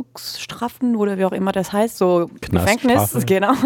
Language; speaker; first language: German; native; German